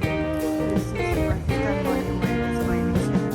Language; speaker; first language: English; non-native, learner; Malay